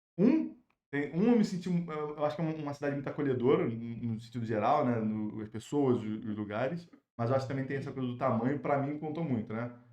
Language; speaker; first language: Portuguese; native; Portuguese